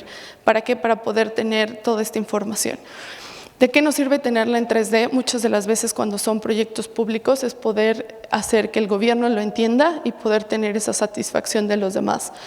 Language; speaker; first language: Spanish; native; Spanish